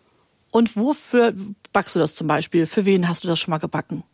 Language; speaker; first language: German; native; German